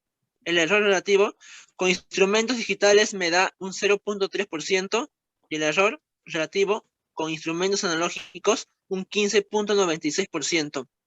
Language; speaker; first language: Spanish; native; Spanish